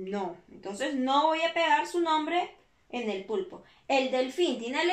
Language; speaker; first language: Spanish; native; Spanish